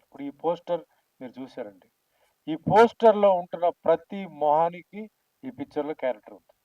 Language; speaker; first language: Telugu; native; Telugu